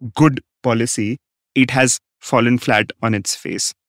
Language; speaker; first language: English; non-native, local second language; Hindi